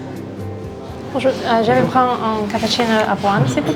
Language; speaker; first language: French; non-native, learner; English